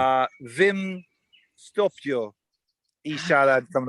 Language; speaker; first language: Welsh; non-native, learner; English